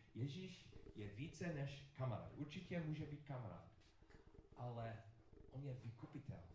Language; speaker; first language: Czech; non-native, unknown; English